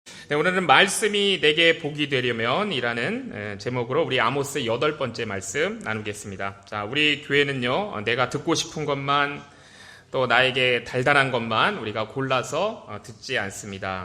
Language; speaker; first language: Korean; native; Korean